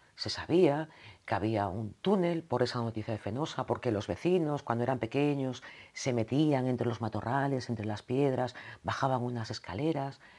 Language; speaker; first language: Spanish; native; Spanish